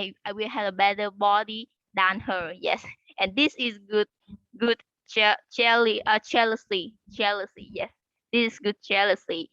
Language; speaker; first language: English; non-native, learner; Vietnamese